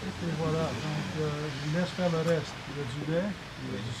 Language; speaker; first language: French; native; French